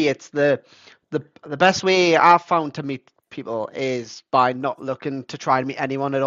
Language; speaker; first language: English; native; English